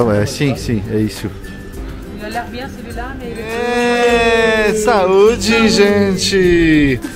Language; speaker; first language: Portuguese; non-native, fluent; French